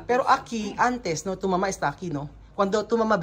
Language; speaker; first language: Spanish; non-native, learner; Filipino